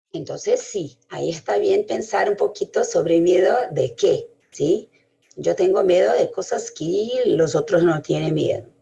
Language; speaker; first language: Spanish; non-native, fluent; Portuguese